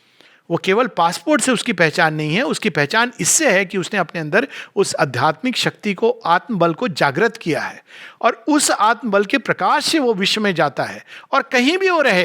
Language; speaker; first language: Hindi; native; Hindi